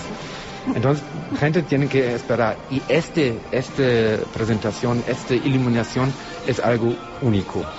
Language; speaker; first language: Spanish; non-native, fluent; German